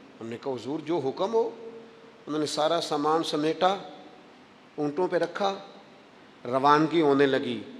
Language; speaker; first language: Urdu; non-native, local second language; Punjabi